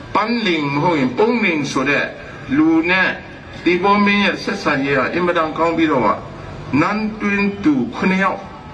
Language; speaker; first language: Burmese; non-native, local second language; Kachin